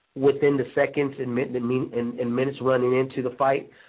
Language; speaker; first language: English; early bilingual, other home language; Spanish